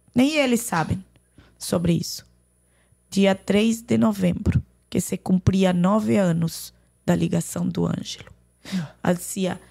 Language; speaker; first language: Portuguese; non-native, fluent; Arabic